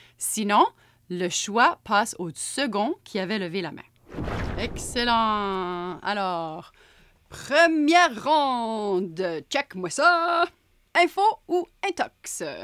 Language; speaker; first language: French; native; French